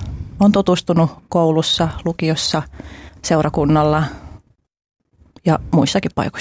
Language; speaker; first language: Finnish; early bilingual, other home language; Albanian